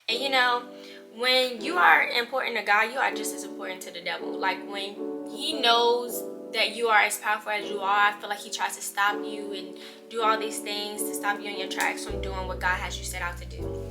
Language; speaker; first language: English; native; English